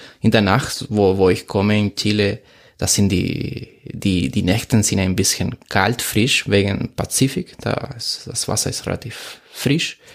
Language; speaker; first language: German; non-native, fluent; Spanish